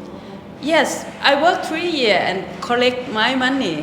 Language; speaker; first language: English; non-native, local second language; Thai